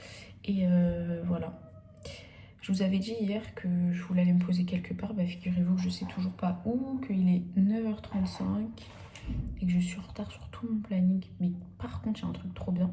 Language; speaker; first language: French; native; French